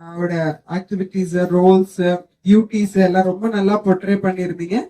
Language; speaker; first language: Tamil; native; Tamil